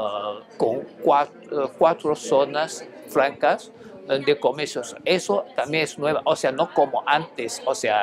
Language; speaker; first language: Spanish; non-native, fluent; Chinese